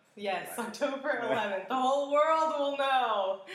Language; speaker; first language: English; early bilingual, other home language; Urdu